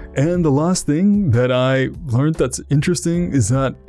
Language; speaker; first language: English; early bilingual, other home language; French